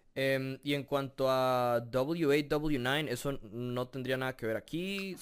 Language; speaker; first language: Spanish; native; Spanish